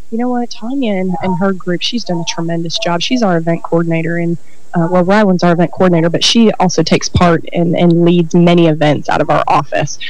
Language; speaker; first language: English; native; English